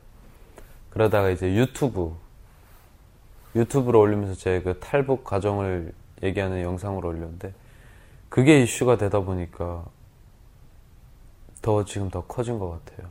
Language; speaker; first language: Korean; native; Korean